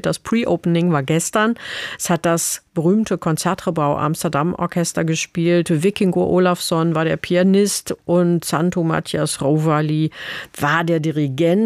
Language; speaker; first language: German; native; German